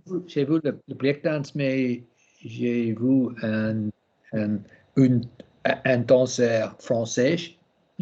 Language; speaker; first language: French; non-native, learner; English